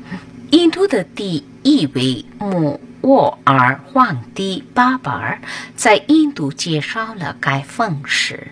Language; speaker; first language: Chinese; non-native, fluent; Hindi